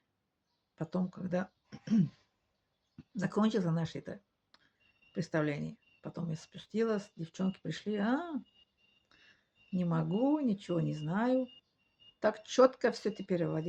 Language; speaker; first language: Russian; non-native, learner; Tajik